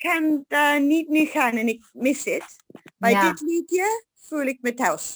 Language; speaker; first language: Dutch; non-native, learner; English